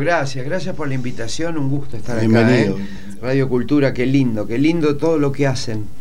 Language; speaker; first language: Spanish; native; Spanish